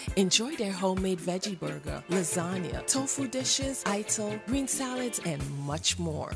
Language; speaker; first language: English; native; English